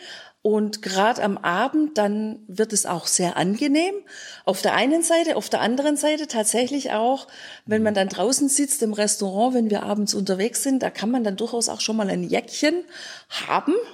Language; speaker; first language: German; native; German